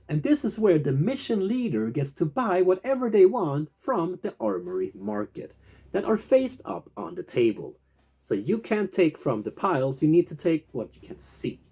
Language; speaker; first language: English; non-native, fluent; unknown